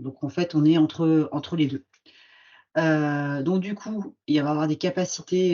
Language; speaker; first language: French; native; French